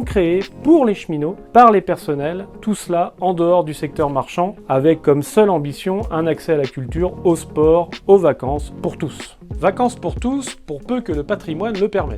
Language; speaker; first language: French; native; French